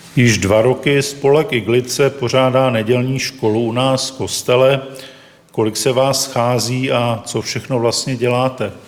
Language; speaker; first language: Czech; native; Czech